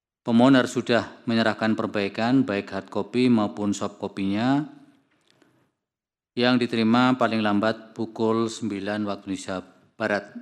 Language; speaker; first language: Indonesian; native; Indonesian